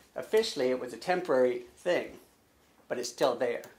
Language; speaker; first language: English; native; English